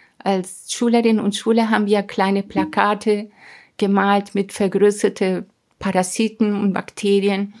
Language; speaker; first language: German; non-native, fluent; Spanish